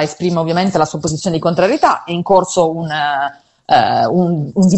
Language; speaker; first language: Italian; native; Italian